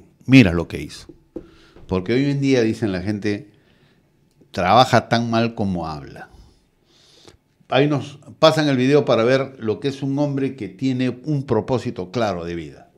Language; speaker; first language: Spanish; native; Spanish